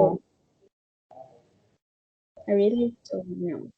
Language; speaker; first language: English; non-native, fluent; Spanish